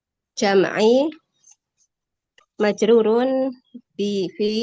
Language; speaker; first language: Arabic; non-native, learner; Indonesian